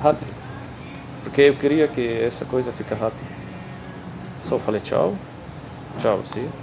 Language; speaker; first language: Portuguese; non-native, fluent; Arabic